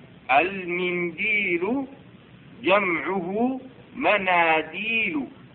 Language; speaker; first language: Arabic; non-native, learner; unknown